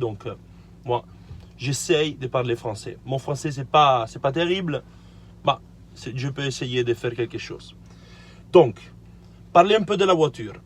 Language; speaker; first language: French; non-native, learner; Italian